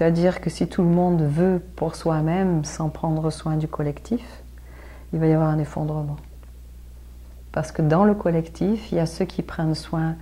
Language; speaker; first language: French; native; French